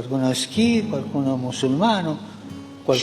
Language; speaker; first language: Italian; non-native, fluent; Spanish